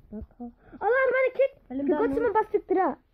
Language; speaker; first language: Danish; early bilingual, other home language; Turkish